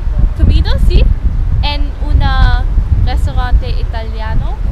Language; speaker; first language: Spanish; non-native, learner; German